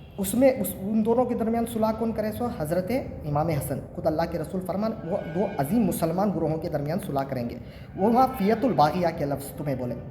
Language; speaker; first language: Urdu; native; Urdu